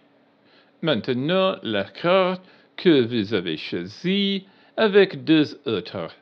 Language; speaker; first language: French; non-native, learner; English